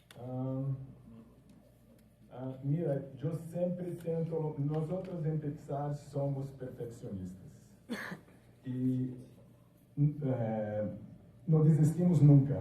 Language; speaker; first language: Spanish; non-native, fluent; Portuguese